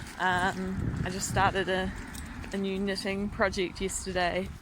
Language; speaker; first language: English; native; English